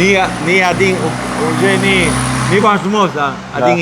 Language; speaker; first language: Russian; non-native, learner; Spanish